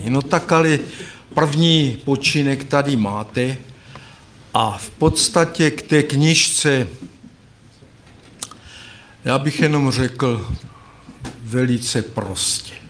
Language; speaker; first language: Czech; native; Czech